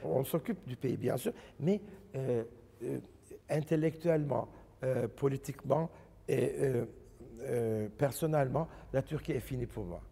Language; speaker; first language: English; non-native, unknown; Turkish